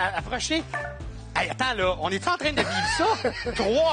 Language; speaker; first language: French; native; French